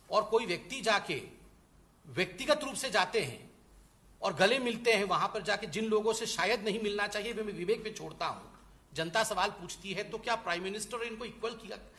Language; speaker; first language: Hindi; non-native, local second language; Odia